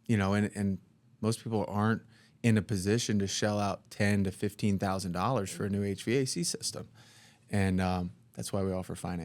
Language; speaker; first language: English; native; English